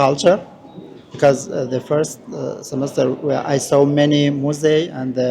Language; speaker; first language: English; non-native, learner; Persian